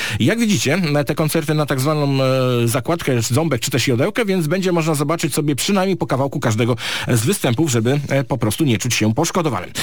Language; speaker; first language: Polish; native; Polish